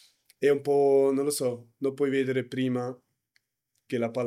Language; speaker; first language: Italian; non-native, learner; German